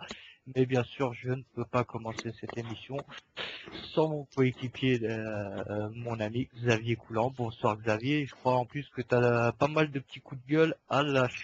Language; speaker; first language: French; native; French